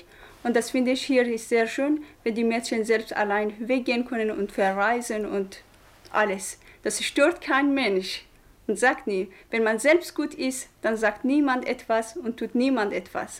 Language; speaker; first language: German; non-native, fluent; Persian